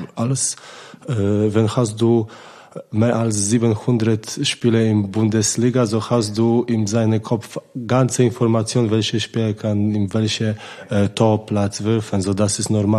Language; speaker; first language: German; non-native, learner; Polish